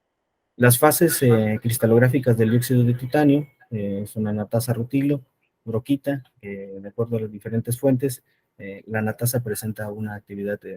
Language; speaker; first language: Spanish; native; Spanish